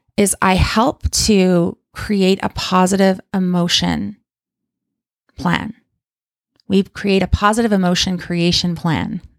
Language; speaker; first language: English; native; English